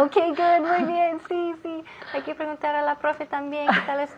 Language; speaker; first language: Spanish; non-native, fluent; English